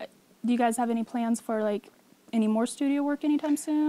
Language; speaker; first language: English; native; English